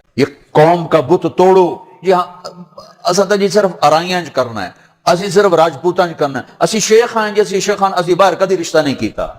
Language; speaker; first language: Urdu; non-native, local second language; Punjabi